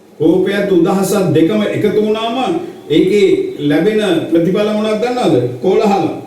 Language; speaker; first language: Sinhala; native; Sinhala